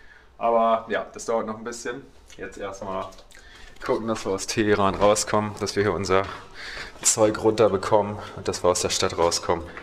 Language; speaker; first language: German; native; German